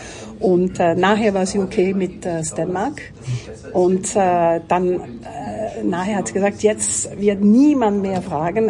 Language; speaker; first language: German; non-native, local second language; French